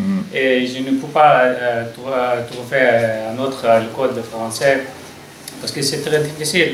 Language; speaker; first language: French; non-native, learner; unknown